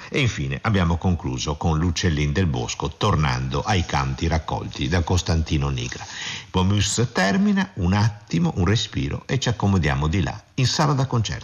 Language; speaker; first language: Italian; native; Italian